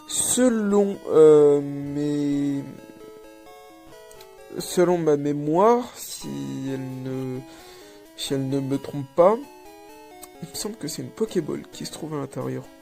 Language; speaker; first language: French; native; French